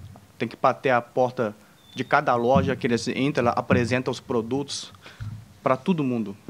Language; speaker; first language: Portuguese; non-native, fluent; Chinese